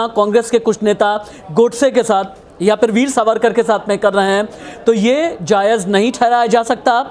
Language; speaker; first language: Hindi; native; Hindi